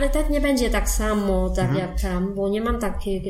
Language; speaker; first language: Polish; non-native, fluent; Vietnamese